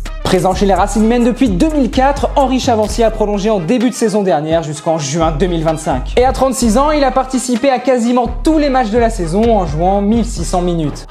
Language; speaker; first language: French; native; French